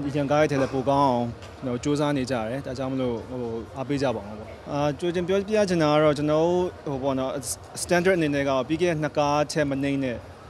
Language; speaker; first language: Burmese; native; Burmese